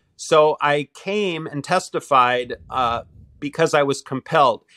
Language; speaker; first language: English; native; English